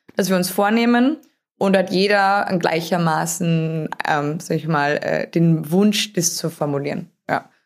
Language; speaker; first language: German; native; German